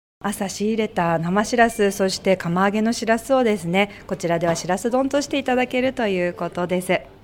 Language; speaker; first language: Japanese; native; Japanese